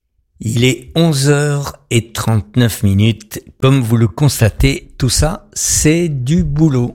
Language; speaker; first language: French; native; French